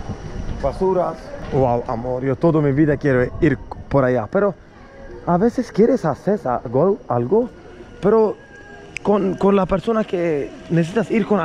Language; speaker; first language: Spanish; non-native, learner; Swedish